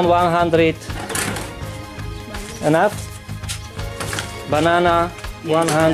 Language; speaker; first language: English; non-native, learner; Slovak